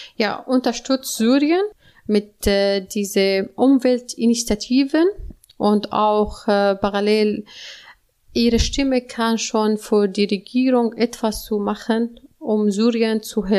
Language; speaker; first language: German; non-native, learner; Arabic